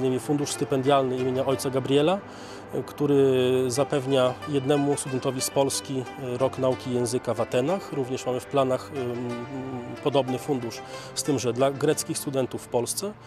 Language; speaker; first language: Polish; native; Polish